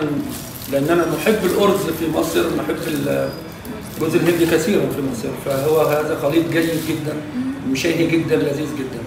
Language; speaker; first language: Arabic; native; Arabic